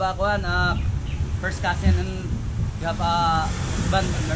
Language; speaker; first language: English; non-native, learner; Filipino